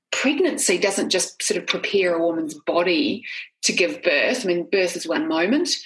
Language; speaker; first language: English; native; English